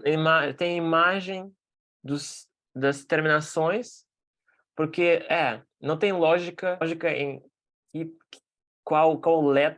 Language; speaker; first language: Portuguese; non-native, fluent; Russian